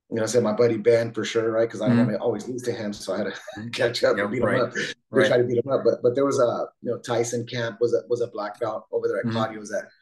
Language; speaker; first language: English; native; English